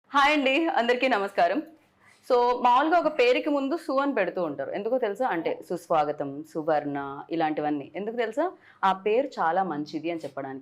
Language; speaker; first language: Telugu; native; Telugu